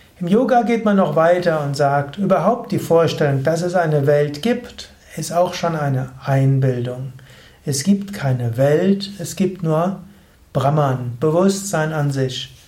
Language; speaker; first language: German; native; German